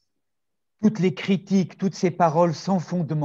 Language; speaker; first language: French; native; French